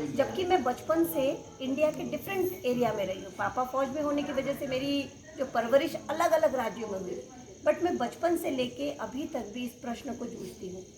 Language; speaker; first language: Hindi; non-native, local second language; Nepali